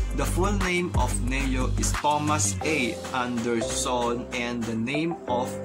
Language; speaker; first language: English; non-native, local second language; Filipino